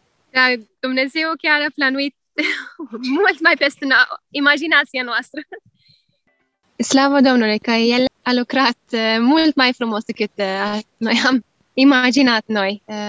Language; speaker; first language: Romanian; non-native, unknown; Norwegian